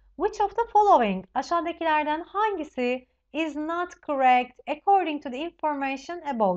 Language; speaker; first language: English; non-native, fluent; Turkish